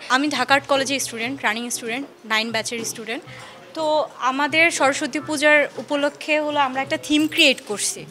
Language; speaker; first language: Bangla; native; Bangla